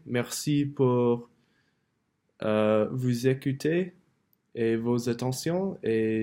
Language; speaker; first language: French; non-native, learner; English